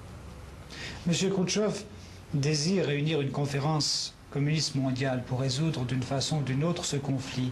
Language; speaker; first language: French; native; French